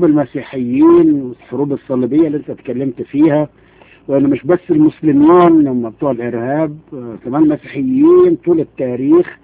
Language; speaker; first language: Arabic; native; Arabic